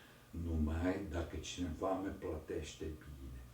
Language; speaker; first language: Romanian; non-native, learner; Italian